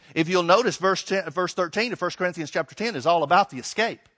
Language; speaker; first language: English; native; English